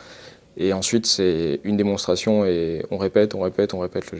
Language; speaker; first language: French; native; French